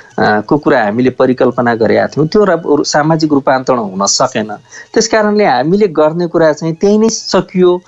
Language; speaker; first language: Nepali; native; Nepali